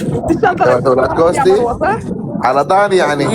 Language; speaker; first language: Arabic; native; Arabic